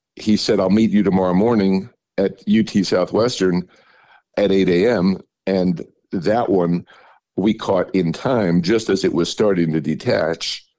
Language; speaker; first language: English; native; English